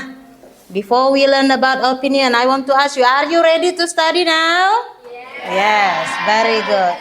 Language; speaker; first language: English; non-native, fluent; Indonesian